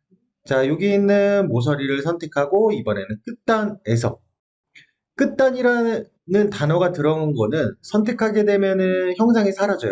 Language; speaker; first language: Korean; native; Korean